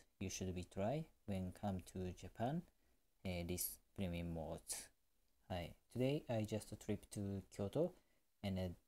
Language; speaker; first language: English; non-native, learner; Japanese